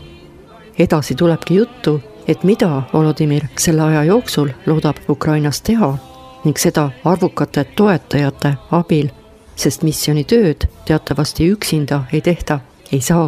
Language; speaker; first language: Estonian; native; Estonian